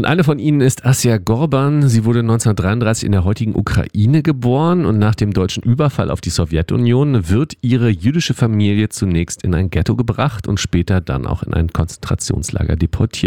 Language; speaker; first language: German; native; German